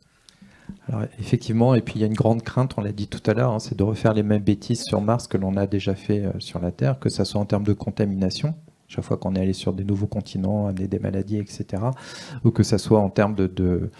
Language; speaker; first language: French; native; French